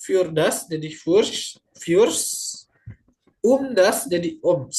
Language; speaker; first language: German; non-native, learner; Indonesian